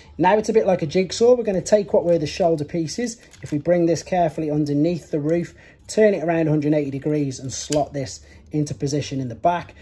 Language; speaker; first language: English; native; English